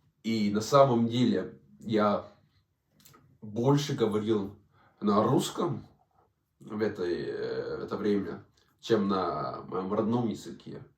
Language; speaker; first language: Russian; non-native, fluent; Danish